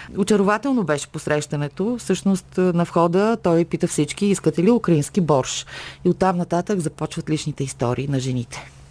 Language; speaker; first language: Bulgarian; native; Bulgarian